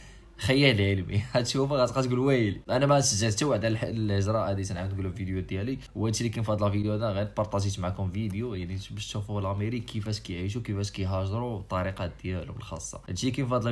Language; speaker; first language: Arabic; native; Arabic